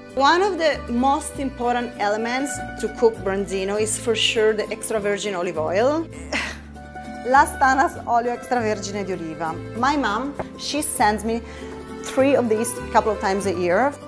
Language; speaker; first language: English; non-native, fluent; Italian